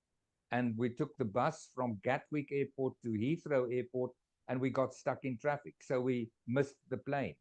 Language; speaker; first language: English; non-native, fluent; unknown